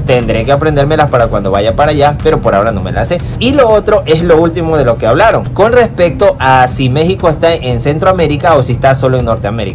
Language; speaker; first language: Spanish; native; Spanish